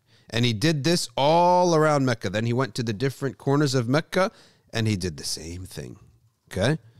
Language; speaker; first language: English; native; English